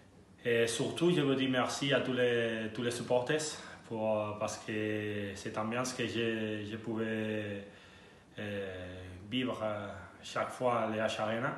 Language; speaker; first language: French; non-native, learner; Spanish